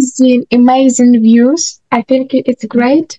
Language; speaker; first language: English; non-native, learner; Russian